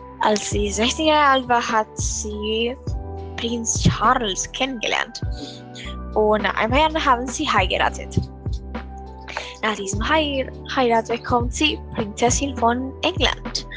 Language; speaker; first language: German; non-native, learner; Spanish